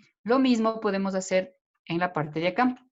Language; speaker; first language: Spanish; native; Spanish